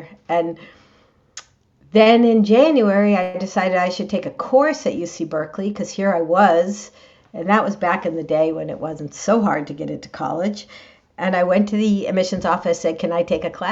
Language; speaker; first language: English; native; English